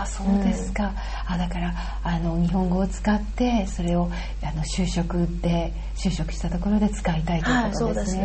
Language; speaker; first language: Japanese; native; Japanese